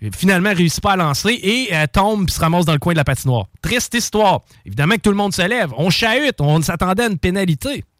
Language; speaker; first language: French; native; French